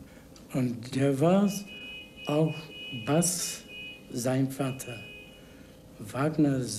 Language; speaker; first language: German; non-native, learner; Bulgarian